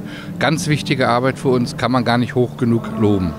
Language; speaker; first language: German; native; German